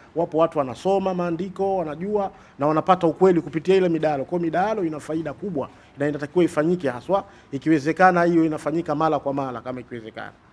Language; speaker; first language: Swahili; native; Swahili